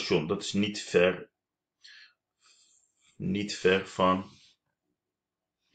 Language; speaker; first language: Dutch; non-native, fluent; Turkish